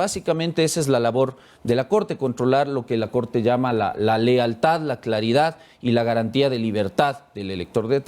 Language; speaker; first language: Spanish; native; Spanish